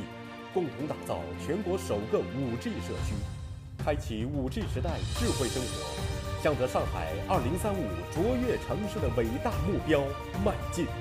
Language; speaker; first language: Chinese; native; Chinese